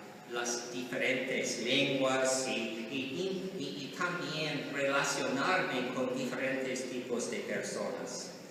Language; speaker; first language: Spanish; non-native, learner; English